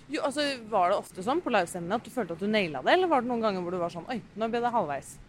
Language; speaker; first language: Norwegian; native; Norwegian